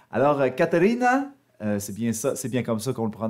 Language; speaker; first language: French; native; French